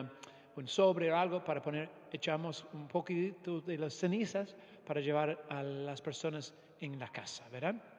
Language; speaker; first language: Spanish; non-native, fluent; English